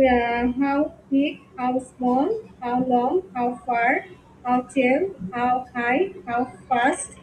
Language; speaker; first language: English; non-native, learner; Bangla